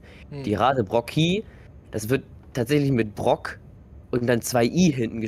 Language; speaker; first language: German; native; German